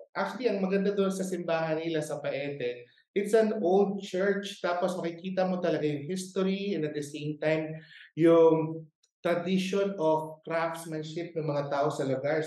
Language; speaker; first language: Filipino; native; Filipino